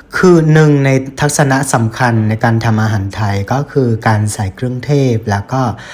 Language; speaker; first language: Thai; non-native, fluent; Vietnamese